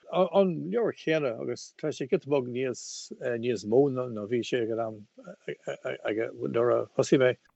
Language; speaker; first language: Irish; non-native, local second language; English